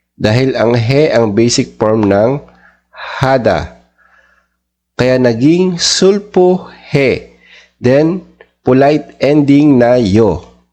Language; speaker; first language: Filipino; native; Filipino